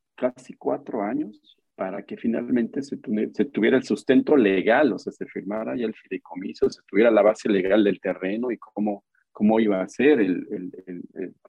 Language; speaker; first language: Spanish; native; Spanish